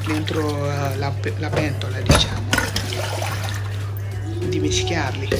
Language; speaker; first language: Italian; non-native, fluent; Wolof